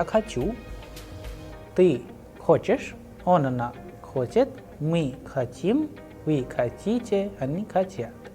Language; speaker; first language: Russian; non-native, fluent; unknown